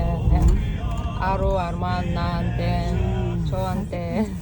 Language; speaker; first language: Korean; non-native, learner; Kazakh